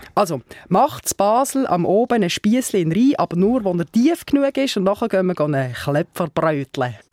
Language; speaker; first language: German; native; German